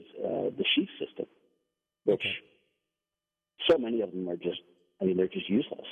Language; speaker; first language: English; non-native, fluent; Danish